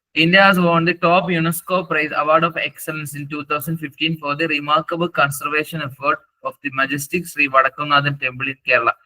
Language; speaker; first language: English; non-native, local second language; Malayalam